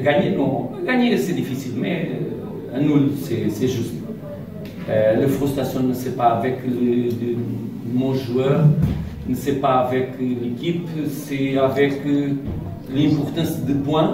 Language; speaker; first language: French; non-native, learner; Portuguese